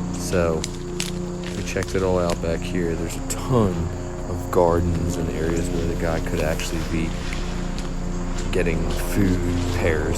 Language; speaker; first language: English; native; English